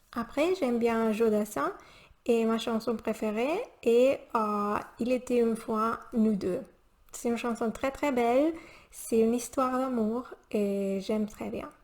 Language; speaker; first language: French; non-native, learner; Spanish